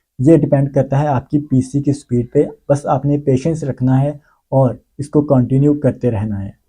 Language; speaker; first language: Urdu; native; Urdu